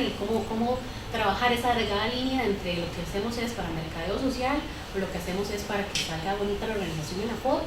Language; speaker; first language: Spanish; native; Spanish